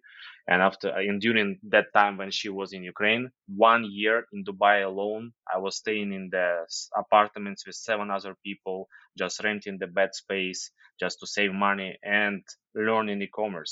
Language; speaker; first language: English; non-native, fluent; Ukrainian